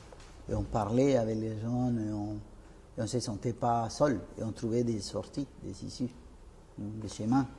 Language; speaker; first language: French; non-native, fluent; Spanish